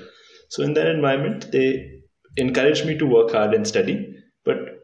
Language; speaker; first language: English; non-native, local second language; Hindi